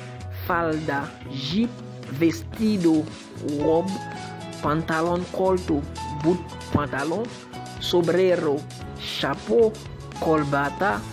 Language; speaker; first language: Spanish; non-native, fluent; Haitian Creole